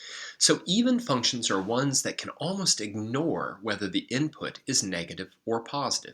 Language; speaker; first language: English; native; English